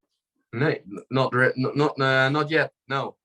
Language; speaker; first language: English; non-native, fluent; Dutch